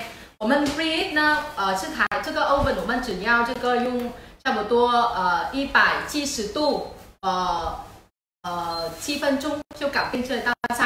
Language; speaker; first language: Chinese; non-native, fluent; Vietnamese